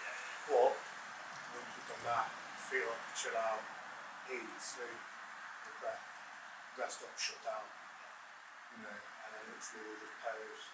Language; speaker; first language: English; native; English